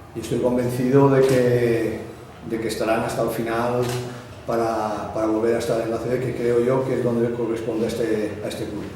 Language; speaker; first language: Spanish; non-native, local second language; Catalan